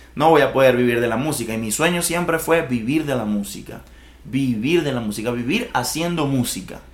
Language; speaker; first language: Spanish; native; Spanish